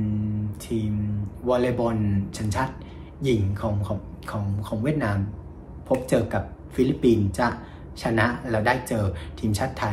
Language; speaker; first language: Thai; non-native, fluent; Vietnamese